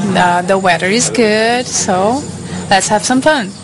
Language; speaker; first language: English; non-native, fluent; Portuguese